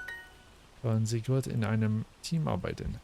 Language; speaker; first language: German; non-native, learner; English